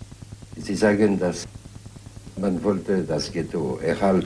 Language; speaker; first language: German; non-native, fluent; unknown